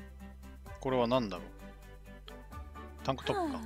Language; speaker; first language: Japanese; native; Japanese